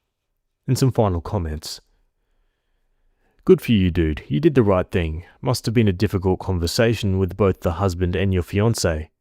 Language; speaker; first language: English; native; English